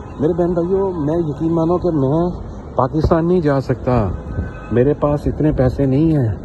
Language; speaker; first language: Urdu; non-native, local second language; Punjabi